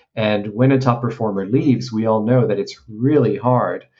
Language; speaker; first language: English; non-native, fluent; French